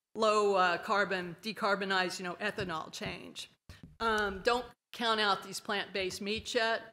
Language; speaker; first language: English; native; English